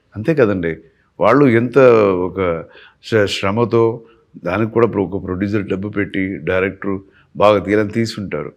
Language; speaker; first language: Telugu; native; Telugu